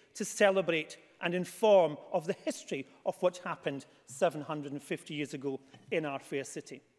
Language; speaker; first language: English; native; English